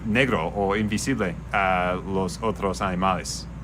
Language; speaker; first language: Spanish; non-native, learner; English